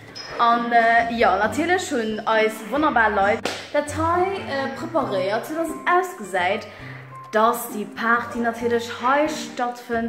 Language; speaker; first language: German; non-native, learner; Luxembourgish